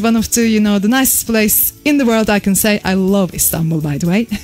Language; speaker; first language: English; non-native, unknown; Turkish